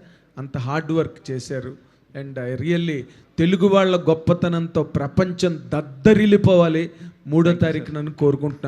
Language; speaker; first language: Telugu; native; Telugu